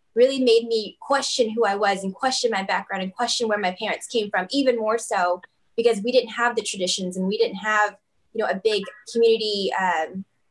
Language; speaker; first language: English; native; English